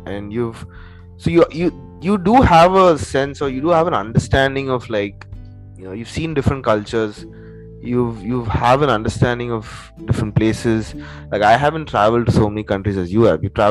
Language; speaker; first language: English; native; English